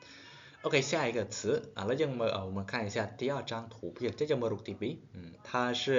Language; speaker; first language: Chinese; non-native, fluent; Khmer